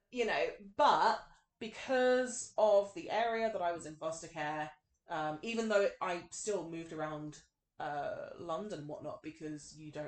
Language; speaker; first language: English; native; English